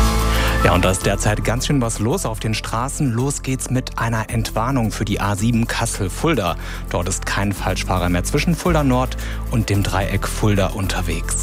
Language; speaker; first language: German; native; German